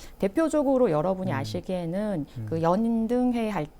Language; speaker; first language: Korean; native; Korean